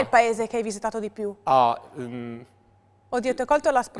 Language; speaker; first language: Italian; native; Italian